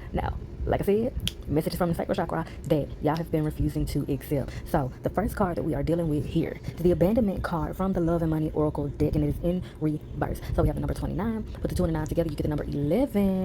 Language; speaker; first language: English; native; English